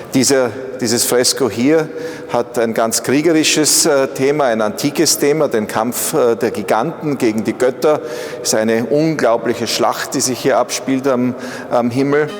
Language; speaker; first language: German; native; German